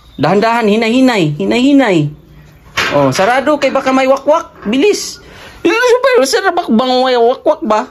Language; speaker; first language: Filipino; non-native, local second language; Cebuano